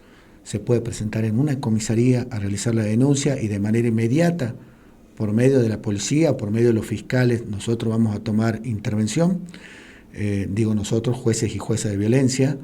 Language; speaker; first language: Spanish; native; Spanish